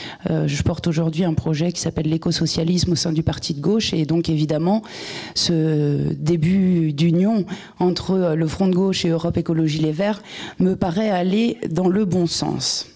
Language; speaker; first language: French; native; French